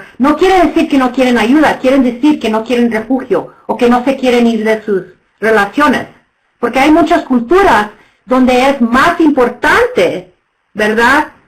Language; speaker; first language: Spanish; non-native, fluent; English